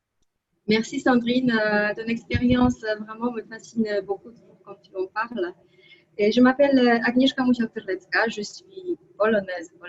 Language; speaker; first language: French; non-native, fluent; Polish